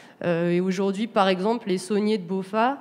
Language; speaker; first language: French; native; French